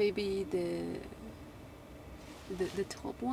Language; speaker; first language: English; non-native, fluent; Chinese